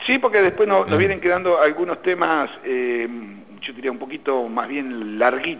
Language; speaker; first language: Spanish; native; Spanish